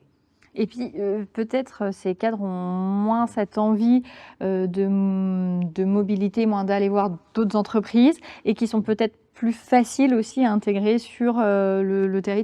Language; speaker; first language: French; native; French